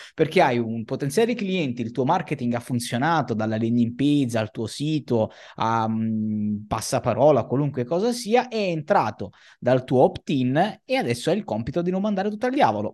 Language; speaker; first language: Italian; native; Italian